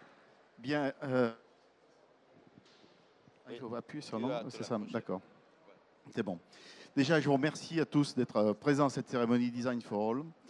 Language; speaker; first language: French; native; French